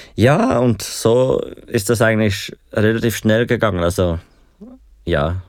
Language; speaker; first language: German; native; German